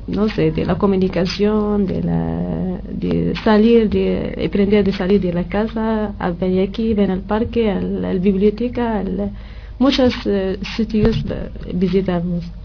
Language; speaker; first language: Spanish; non-native, learner; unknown